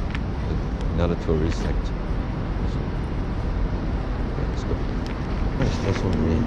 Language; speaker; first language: English; non-native, local second language; Chinese